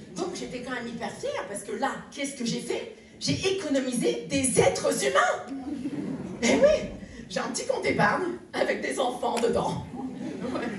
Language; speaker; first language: French; native; French